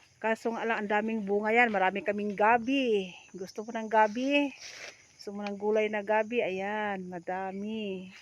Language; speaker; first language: Filipino; non-native, local second language; Cebuano